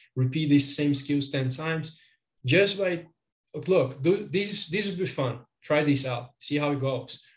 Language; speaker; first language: English; non-native, fluent; Portuguese